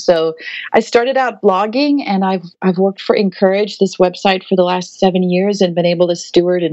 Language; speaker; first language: English; native; English